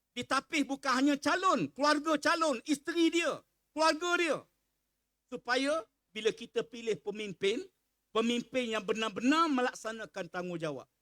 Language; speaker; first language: Malay; native; Malay